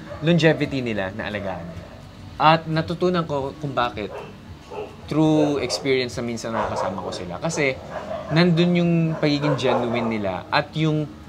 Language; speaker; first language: Filipino; native; Filipino